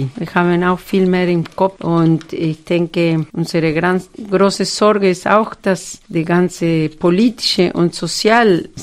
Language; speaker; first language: German; non-native, fluent; Spanish